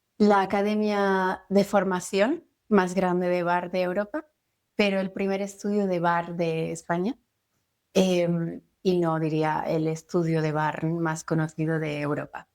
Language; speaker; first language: Spanish; non-native, fluent; French